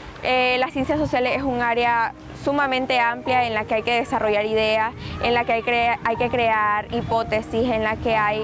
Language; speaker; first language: Spanish; native; Spanish